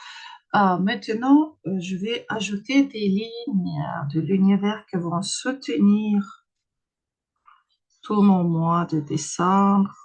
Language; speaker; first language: French; non-native, fluent; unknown